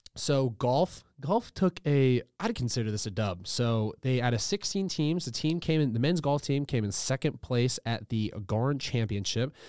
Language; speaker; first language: English; native; English